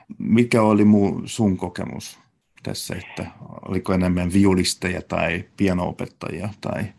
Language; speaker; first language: Finnish; native; Finnish